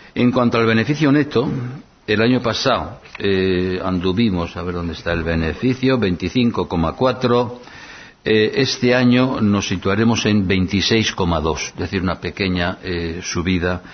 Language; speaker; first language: Spanish; non-native, local second language; Basque